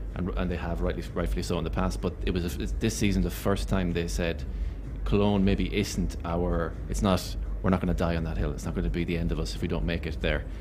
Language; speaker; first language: English; native; English